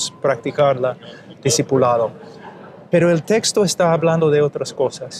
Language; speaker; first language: Spanish; non-native, fluent; English